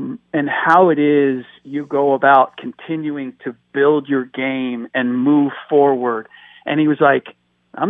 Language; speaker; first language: English; early bilingual, other home language; German